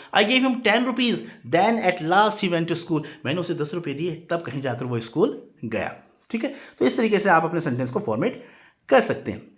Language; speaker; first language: Hindi; native; Hindi